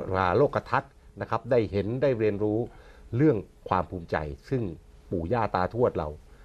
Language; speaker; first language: Thai; native; Thai